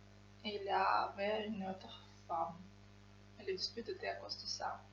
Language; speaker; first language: French; non-native, fluent; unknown